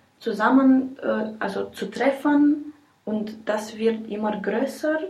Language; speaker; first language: German; non-native, learner; Romanian